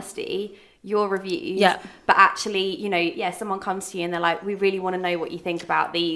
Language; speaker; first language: English; native; English